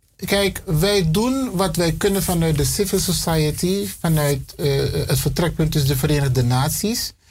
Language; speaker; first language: Dutch; non-native, local second language; Sranan Tongo